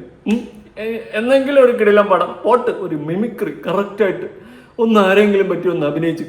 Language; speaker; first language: Malayalam; native; Malayalam